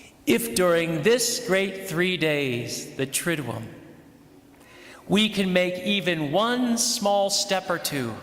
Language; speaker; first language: English; native; English